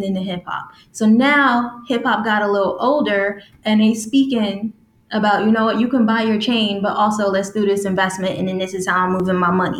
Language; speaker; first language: English; native; English